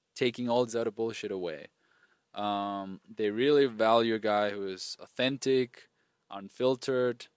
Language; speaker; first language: English; non-native, fluent; German